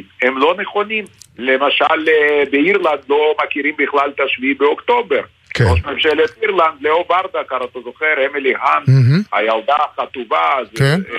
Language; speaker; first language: Hebrew; non-native, fluent; Lithuanian